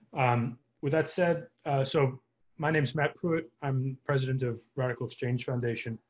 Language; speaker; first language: English; native; English